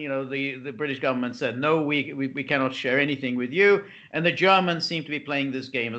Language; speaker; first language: English; native; English